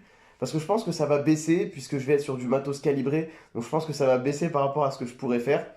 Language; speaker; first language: French; native; French